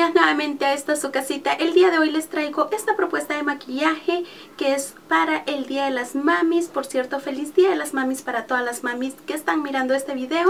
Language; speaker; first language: Spanish; native; Spanish